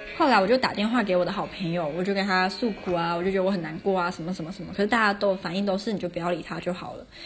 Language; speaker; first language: Chinese; native; Chinese